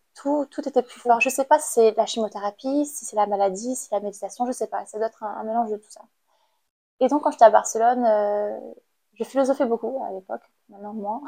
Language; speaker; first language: French; non-native, fluent; Khmer